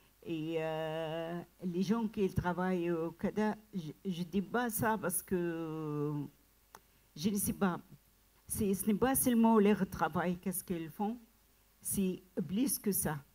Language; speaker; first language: French; non-native, learner; Arabic